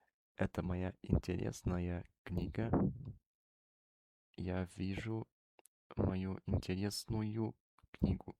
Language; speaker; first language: Russian; non-native, learner; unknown